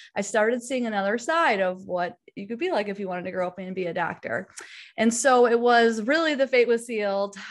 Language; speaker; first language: English; native; English